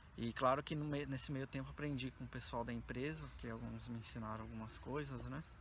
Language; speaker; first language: Portuguese; native; Portuguese